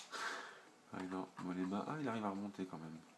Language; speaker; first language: French; native; French